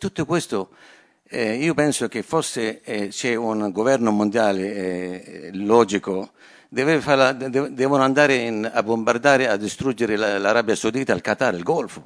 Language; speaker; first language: Italian; non-native, fluent; Arabic